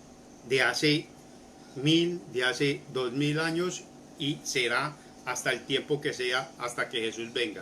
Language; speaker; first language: Spanish; native; Spanish